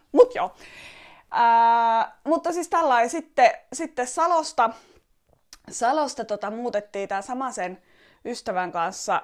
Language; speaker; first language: Finnish; early bilingual, other home language; Estonian